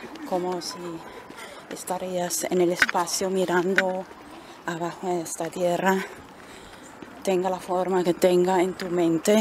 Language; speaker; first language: Spanish; non-native, fluent; German